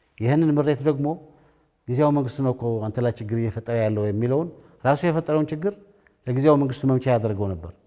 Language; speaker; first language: Amharic; non-native, local second language; Tigrinya